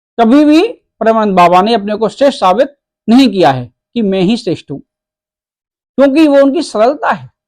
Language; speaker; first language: Hindi; native; Hindi